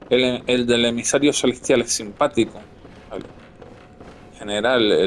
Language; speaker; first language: Spanish; native; Spanish